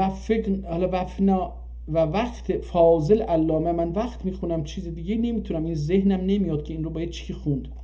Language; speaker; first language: Persian; non-native, local second language; Azerbaijani